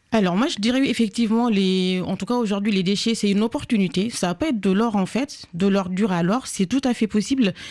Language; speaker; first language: French; non-native, local second language; Wolof